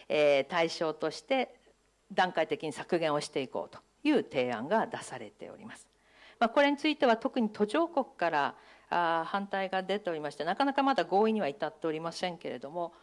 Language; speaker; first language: Japanese; native; Japanese